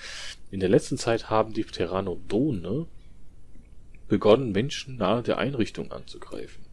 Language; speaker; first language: German; native; German